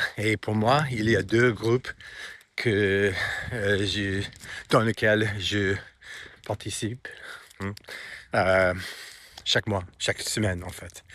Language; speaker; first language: French; non-native, fluent; English